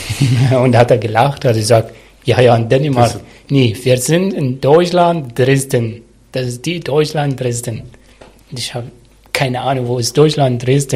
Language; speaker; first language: German; non-native, learner; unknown